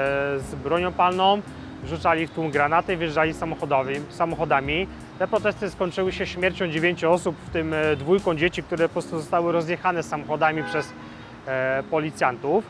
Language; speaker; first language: Polish; native; Polish